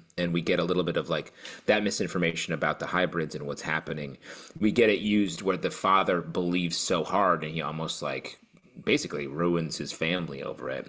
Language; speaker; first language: English; native; English